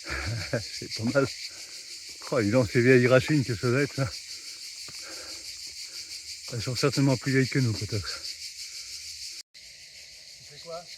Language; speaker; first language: French; native; French